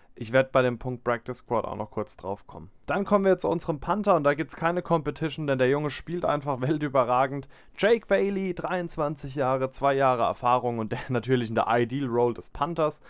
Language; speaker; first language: German; native; German